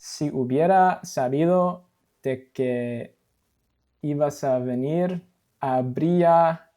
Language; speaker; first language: Spanish; non-native, learner; English